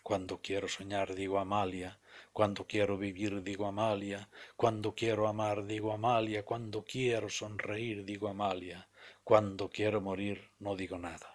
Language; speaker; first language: Spanish; non-native, local second language; Galician